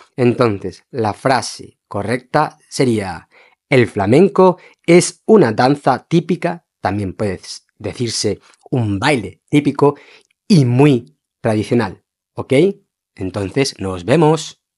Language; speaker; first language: Spanish; non-native, fluent; Portuguese